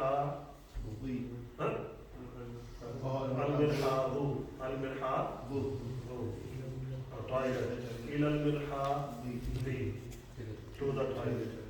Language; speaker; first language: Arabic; non-native, fluent; Urdu